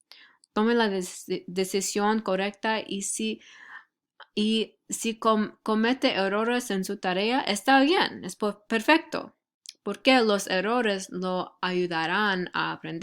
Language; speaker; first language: Spanish; non-native, fluent; English